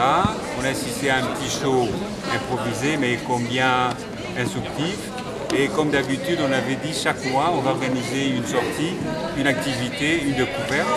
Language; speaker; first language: French; native; French